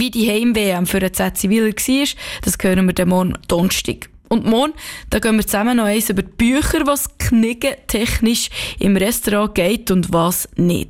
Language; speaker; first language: German; native; German